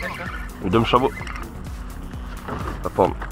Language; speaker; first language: German; non-native, learner; French